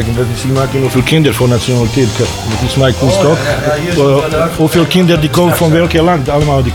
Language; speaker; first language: Dutch; non-native, learner; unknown